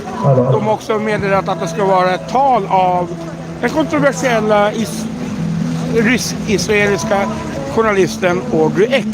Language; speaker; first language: Swedish; native; Swedish